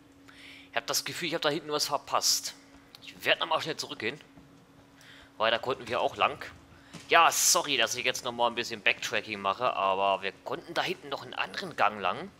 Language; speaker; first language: German; native; German